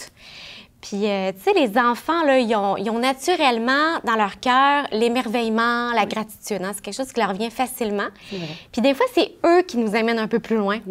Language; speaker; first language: French; native; French